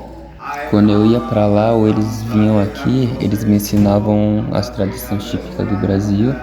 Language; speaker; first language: Portuguese; non-native, fluent; Japanese